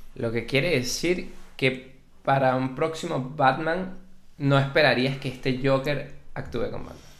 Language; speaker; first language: Spanish; native; Spanish